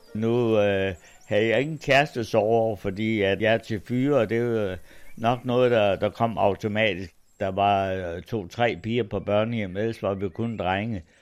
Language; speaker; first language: Danish; early bilingual, other home language; German